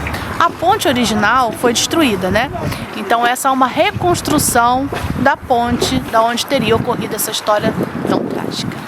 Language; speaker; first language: Portuguese; native; Portuguese